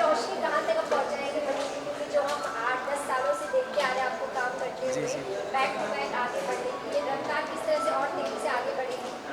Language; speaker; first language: Hindi; native; Hindi